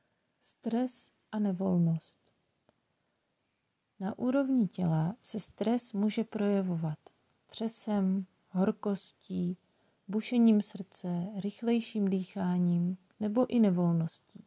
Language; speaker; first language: Czech; native; Czech